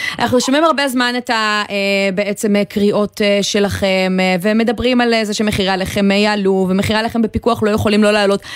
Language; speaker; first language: Hebrew; native; Hebrew